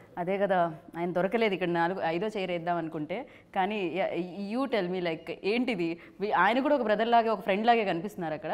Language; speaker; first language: Telugu; native; Telugu